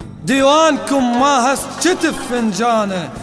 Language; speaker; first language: Arabic; native; Arabic